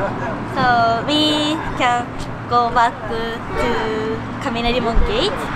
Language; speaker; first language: English; non-native, learner; Japanese